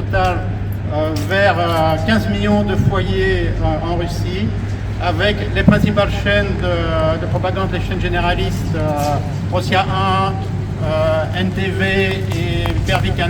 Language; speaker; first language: French; native; French